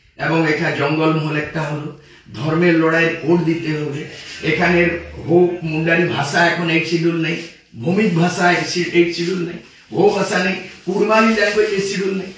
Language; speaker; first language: Bangla; non-native, local second language; Santali